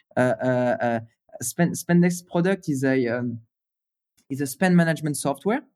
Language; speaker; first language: English; non-native, fluent; French